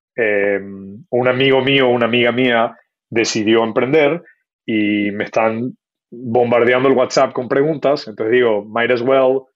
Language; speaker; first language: Spanish; native; Spanish